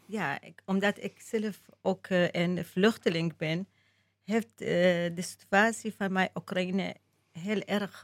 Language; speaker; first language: Dutch; non-native, learner; Arabic